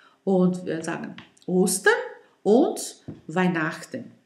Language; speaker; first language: German; non-native, learner; Portuguese